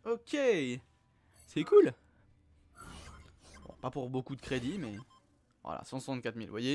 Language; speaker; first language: French; native; French